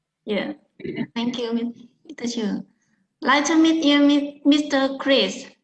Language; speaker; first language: English; non-native, learner; Vietnamese